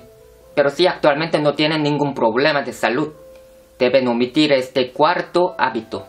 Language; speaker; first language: Spanish; non-native, fluent; Korean